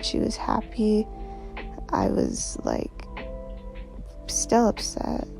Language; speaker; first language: English; native; English